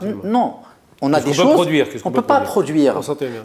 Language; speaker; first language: French; non-native, local second language; Arabic